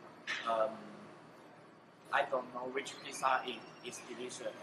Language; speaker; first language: English; non-native, learner; Chinese